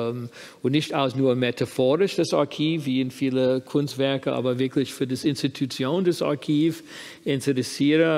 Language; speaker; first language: German; non-native, fluent; English